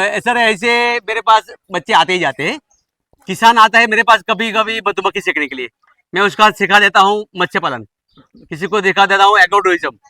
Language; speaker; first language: Hindi; non-native, local second language; Gujarati